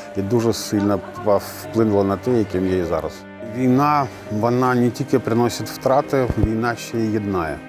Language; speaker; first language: Ukrainian; native; Ukrainian